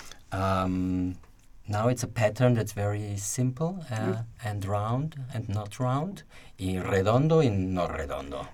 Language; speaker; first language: English; non-native, fluent; German